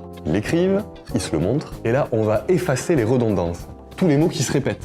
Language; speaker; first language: French; native; French